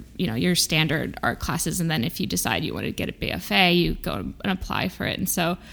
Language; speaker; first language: English; native; English